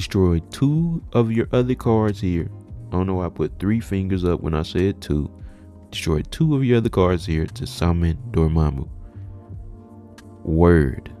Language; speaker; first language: English; native; English